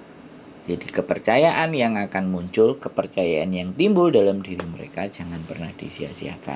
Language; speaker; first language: Indonesian; non-native, local second language; Javanese